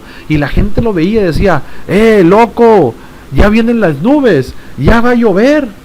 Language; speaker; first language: Spanish; native; Spanish